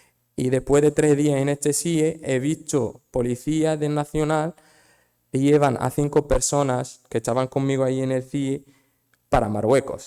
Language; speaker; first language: Spanish; non-native, fluent; Arabic